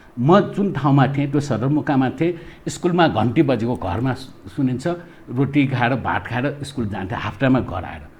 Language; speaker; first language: Nepali; non-native, local second language; Newari